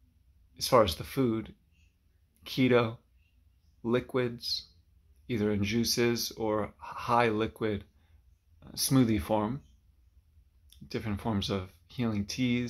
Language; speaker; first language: English; native; English